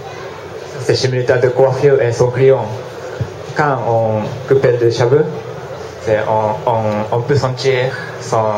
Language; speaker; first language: French; non-native, learner; Japanese